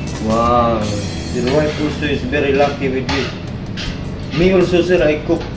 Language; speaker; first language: English; non-native, local second language; Filipino